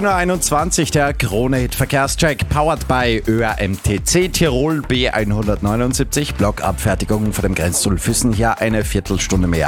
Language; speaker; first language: German; native; German